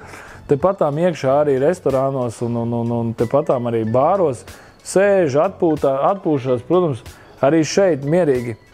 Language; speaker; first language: Latvian; native; Latvian